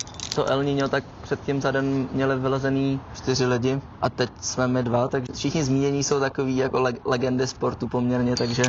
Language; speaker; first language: Czech; native; Czech